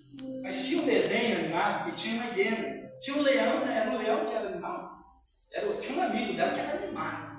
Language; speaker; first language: Portuguese; native; Portuguese